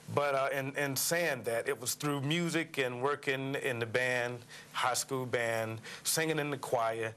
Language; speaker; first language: English; native; English